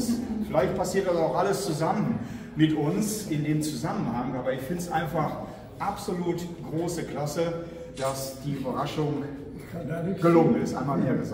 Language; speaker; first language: German; native; German